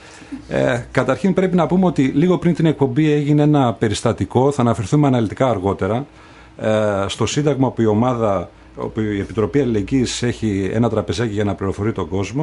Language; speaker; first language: Greek; native; Greek